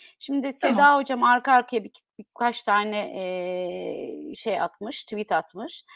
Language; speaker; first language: Turkish; native; Turkish